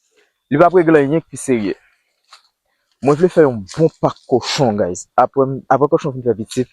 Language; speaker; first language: French; non-native, learner; Haitian Creole